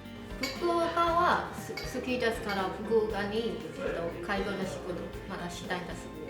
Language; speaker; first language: Japanese; non-native, learner; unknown